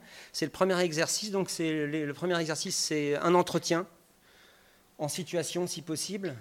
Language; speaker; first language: French; native; French